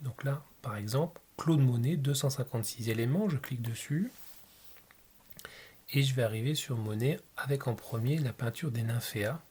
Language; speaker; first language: French; native; French